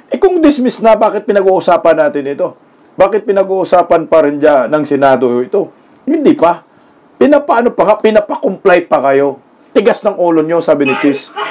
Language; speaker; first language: Filipino; non-native, local second language; Cebuano